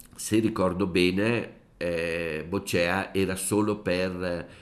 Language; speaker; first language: Italian; native; Italian